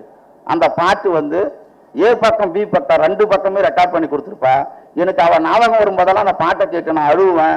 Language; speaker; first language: Tamil; native; Tamil